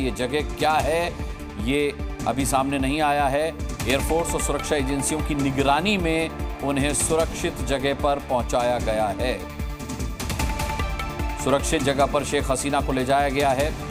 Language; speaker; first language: Hindi; native; Hindi